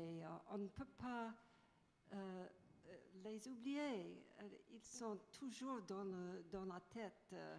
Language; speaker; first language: French; non-native, fluent; English